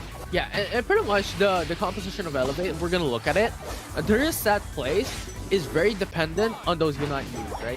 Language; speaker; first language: English; non-native, local second language; Filipino